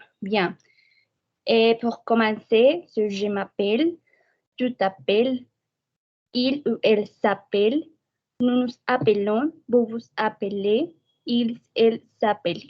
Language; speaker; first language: French; non-native, fluent; Spanish